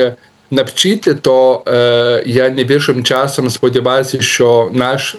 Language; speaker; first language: Ukrainian; non-native, learner; Lithuanian